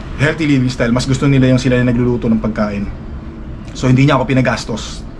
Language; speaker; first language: Filipino; native; Filipino